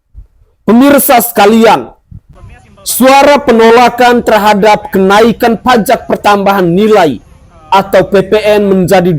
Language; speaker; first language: Indonesian; native; Indonesian